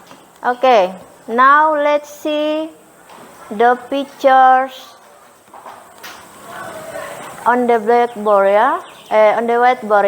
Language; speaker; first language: English; non-native, fluent; Indonesian